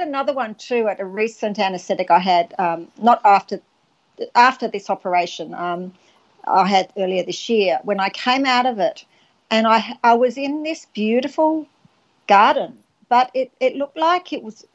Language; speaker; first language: English; native; English